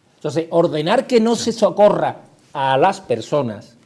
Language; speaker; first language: Spanish; native; Spanish